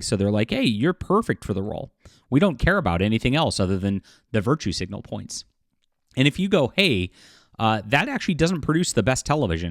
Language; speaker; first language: English; native; English